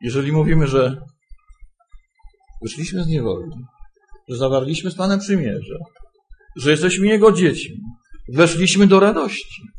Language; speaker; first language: Polish; native; Polish